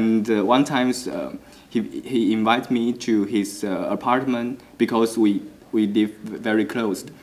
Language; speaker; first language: English; non-native, learner; Chinese